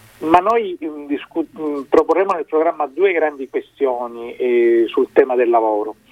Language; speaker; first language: Italian; native; Italian